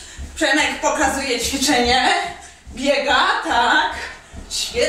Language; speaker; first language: Polish; native; Polish